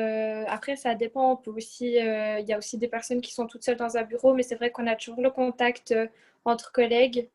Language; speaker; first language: French; early bilingual, other home language; Portuguese